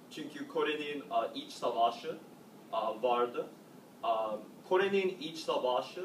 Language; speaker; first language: Turkish; non-native, learner; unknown